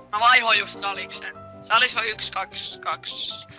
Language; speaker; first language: Finnish; native; Finnish